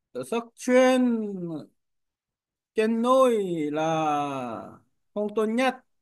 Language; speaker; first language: Vietnamese; non-native, learner; Korean